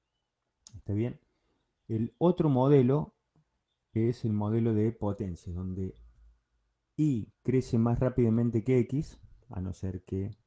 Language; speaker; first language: Spanish; native; Spanish